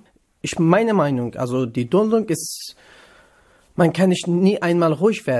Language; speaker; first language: German; non-native, learner; Kurdish